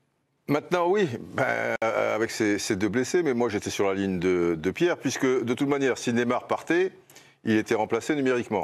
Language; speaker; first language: French; native; French